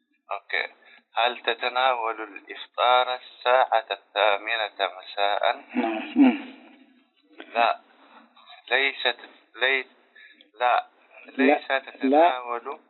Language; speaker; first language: Arabic; non-native, learner; Tigrinya